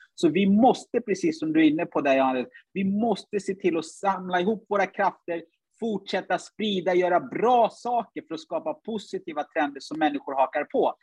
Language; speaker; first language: Swedish; early bilingual, other home language; Ganda